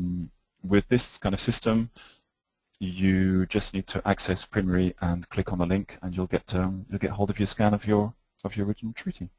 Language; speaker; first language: English; native; English